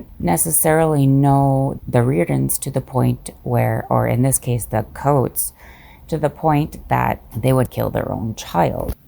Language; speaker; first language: English; native; English